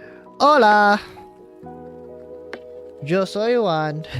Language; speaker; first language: Spanish; non-native, learner; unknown